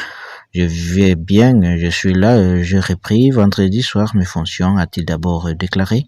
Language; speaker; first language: French; native; French